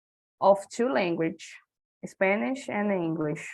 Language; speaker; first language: English; non-native, learner; Portuguese